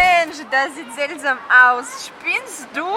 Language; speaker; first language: German; non-native, fluent; Russian